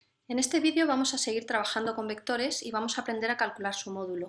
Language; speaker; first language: Spanish; native; Spanish